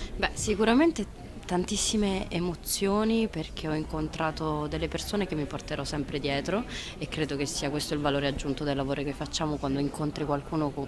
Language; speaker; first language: Italian; native; Italian